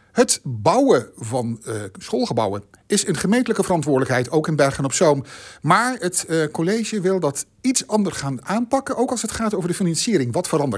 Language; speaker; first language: Dutch; native; Dutch